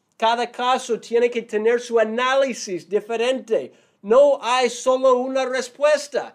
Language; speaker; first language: Spanish; non-native, fluent; English